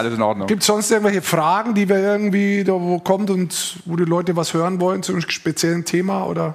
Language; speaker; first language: German; native; German